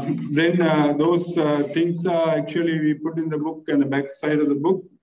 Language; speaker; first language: English; non-native, local second language; Tamil